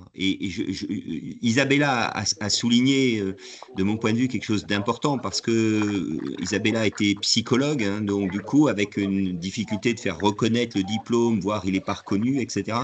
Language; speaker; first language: French; native; French